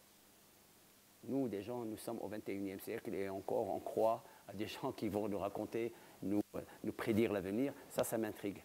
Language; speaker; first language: French; non-native, local second language; Arabic